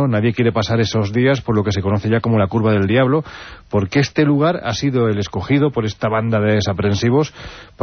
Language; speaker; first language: Spanish; native; Spanish